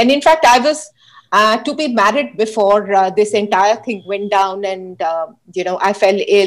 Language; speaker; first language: English; non-native, local second language; Hindi